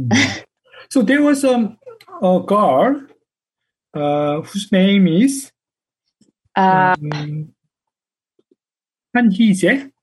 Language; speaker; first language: English; non-native, fluent; Korean